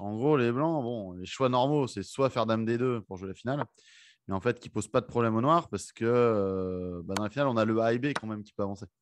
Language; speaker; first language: French; native; French